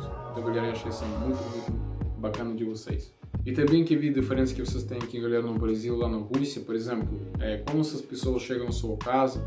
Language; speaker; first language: Portuguese; non-native, learner; Russian